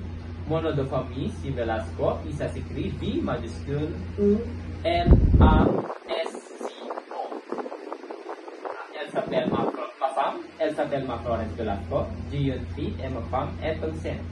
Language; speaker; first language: French; non-native, learner; Filipino